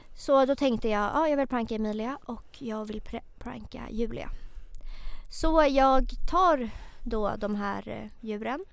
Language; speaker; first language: Swedish; native; Swedish